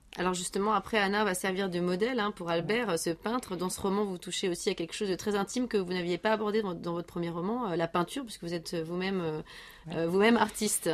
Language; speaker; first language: French; native; French